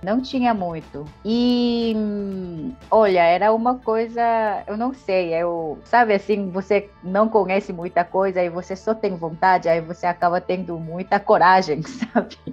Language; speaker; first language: Portuguese; non-native, fluent; Korean